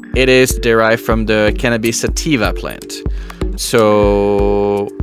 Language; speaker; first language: English; non-native, fluent; French